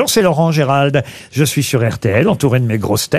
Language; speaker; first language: French; native; French